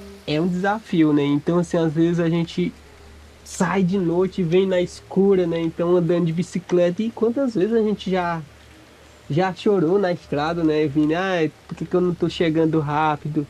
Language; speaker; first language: Portuguese; non-native, local second language; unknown